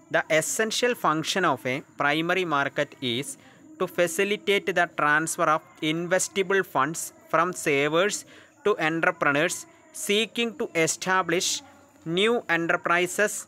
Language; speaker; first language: English; non-native, local second language; Malayalam